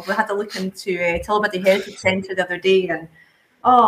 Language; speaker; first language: English; native; English